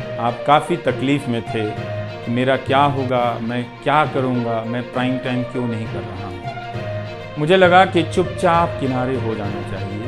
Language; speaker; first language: Hindi; non-native, local second language; Bhojpuri